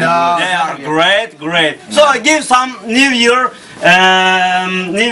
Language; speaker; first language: English; non-native, learner; Turkish